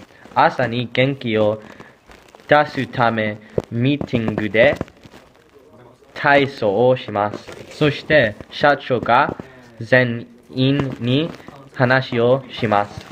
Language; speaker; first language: Japanese; non-native, learner; English